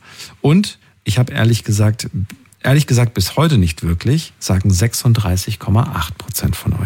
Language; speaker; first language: German; native; German